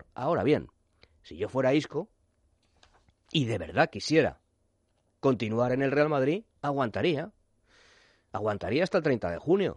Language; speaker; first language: Spanish; native; Spanish